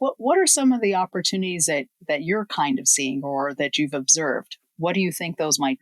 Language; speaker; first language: English; native; English